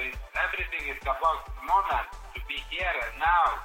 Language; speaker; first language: English; non-native, learner; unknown